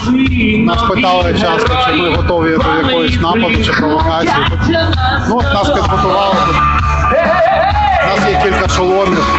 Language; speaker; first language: Ukrainian; native; Ukrainian